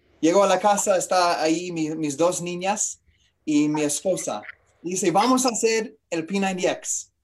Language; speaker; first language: Spanish; non-native, learner; English